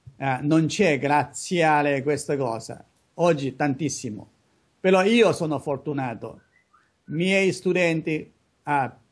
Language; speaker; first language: Italian; non-native, fluent; Chinese